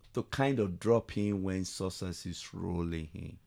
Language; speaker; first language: English; non-native, local second language; Yoruba